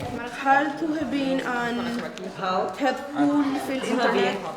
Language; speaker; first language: Arabic; non-native, learner; English